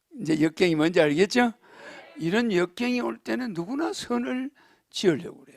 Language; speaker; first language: Korean; native; Korean